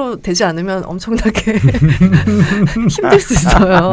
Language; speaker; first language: Korean; native; Korean